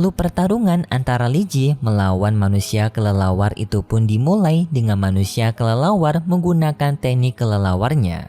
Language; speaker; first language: Indonesian; native; Indonesian